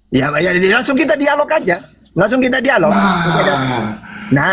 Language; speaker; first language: Indonesian; native; Indonesian